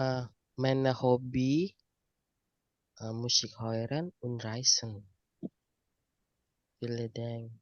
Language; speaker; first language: German; non-native, learner; Indonesian